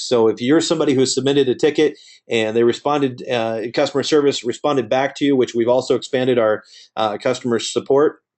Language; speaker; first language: English; native; English